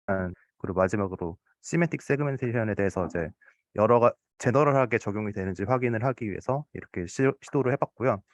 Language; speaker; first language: Korean; native; Korean